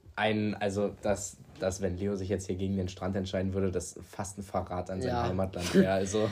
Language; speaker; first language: German; early bilingual, other home language; Greek